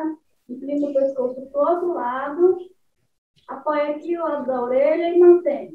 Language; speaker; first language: Portuguese; native; Portuguese